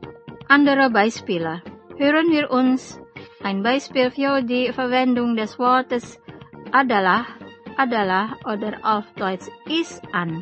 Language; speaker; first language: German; non-native, fluent; Indonesian